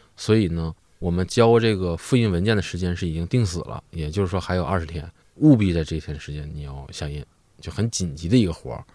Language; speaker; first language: Chinese; native; Chinese